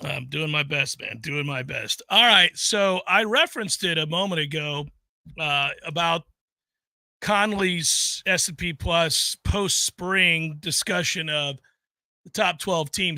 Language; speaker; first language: English; native; English